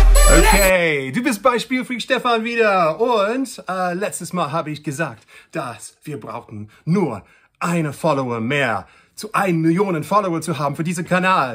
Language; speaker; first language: German; non-native, learner; English